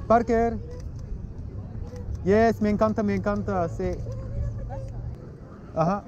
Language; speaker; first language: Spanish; non-native, fluent; English